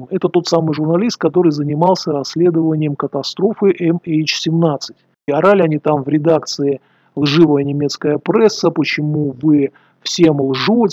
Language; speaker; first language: Russian; native; Russian